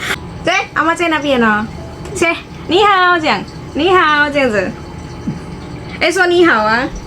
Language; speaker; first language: Chinese; non-native, learner; Indonesian